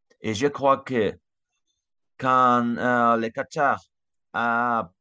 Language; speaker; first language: French; non-native, learner; Spanish